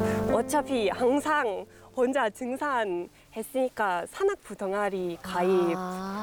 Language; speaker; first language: Korean; non-native, fluent; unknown